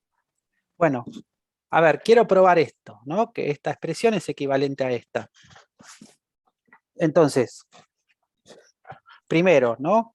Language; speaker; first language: Spanish; native; Spanish